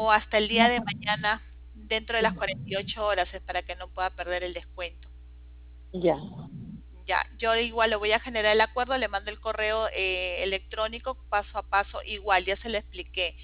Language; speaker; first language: Spanish; native; Spanish